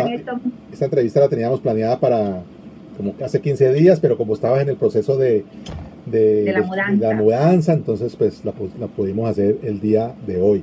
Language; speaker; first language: Spanish; native; Spanish